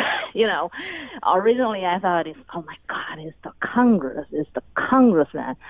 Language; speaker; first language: English; non-native, fluent; Chinese